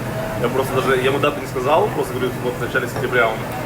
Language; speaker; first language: Russian; native; Russian